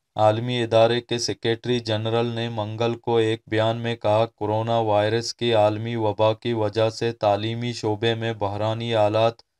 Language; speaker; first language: Urdu; non-native, local second language; Baluchi